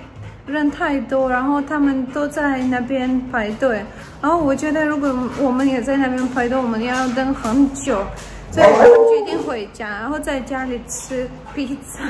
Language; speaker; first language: Chinese; non-native, fluent; Russian